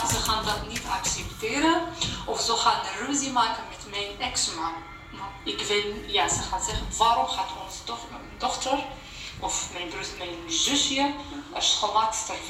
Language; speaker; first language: Dutch; non-native, learner; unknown